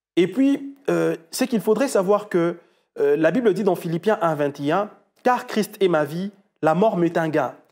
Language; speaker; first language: French; non-native, local second language; Lingala